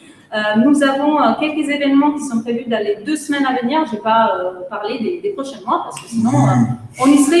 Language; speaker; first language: French; native; French